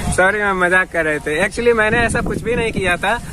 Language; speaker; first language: Hindi; native; Hindi